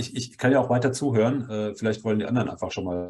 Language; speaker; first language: German; native; German